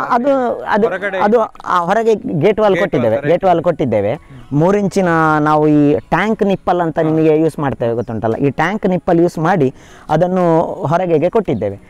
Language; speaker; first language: Kannada; native; Kannada